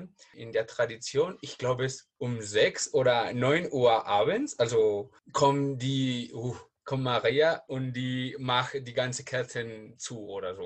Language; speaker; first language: German; non-native, learner; Spanish